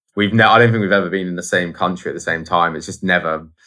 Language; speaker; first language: English; native; English